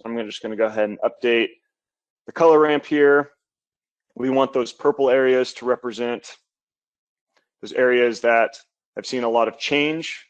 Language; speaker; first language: English; native; English